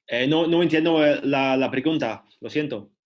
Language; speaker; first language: Spanish; non-native, learner; English